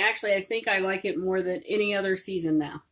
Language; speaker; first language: English; native; English